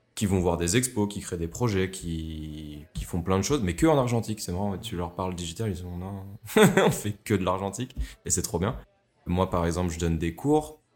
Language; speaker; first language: French; native; French